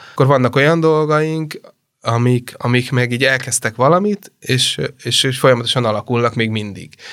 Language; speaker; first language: Hungarian; native; Hungarian